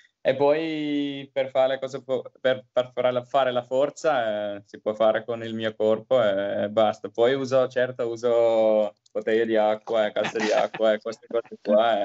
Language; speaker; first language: Italian; non-native, learner; Finnish